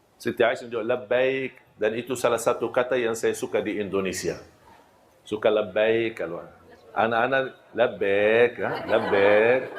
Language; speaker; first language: Malay; non-native, fluent; Arabic